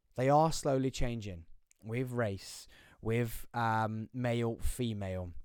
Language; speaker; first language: English; native; English